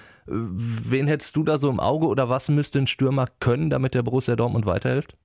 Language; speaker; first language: German; native; German